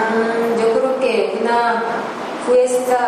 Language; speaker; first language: Spanish; non-native, learner; Japanese